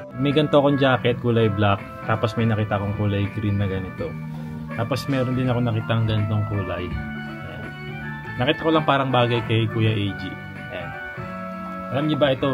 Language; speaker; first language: Filipino; native; Filipino